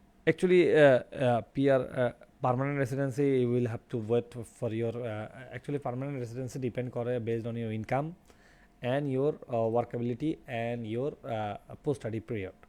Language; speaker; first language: English; non-native, local second language; Bangla